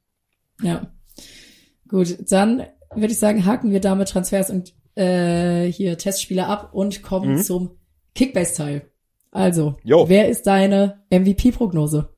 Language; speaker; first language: German; native; German